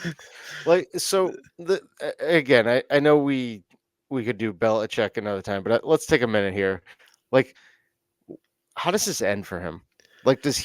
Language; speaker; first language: English; native; English